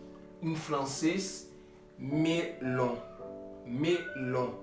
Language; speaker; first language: French; non-native, learner; Haitian Creole